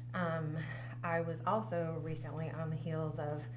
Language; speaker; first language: English; native; English